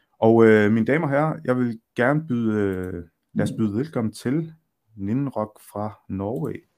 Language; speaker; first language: Danish; early bilingual, other home language; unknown